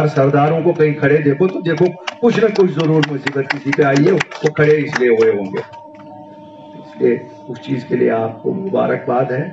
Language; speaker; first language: Hindi; non-native, local second language; Kashmiri